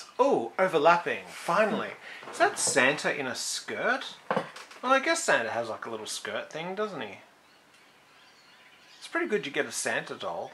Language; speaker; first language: English; native; English